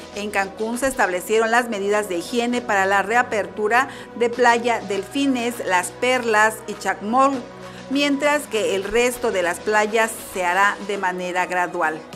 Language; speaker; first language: Spanish; native; Spanish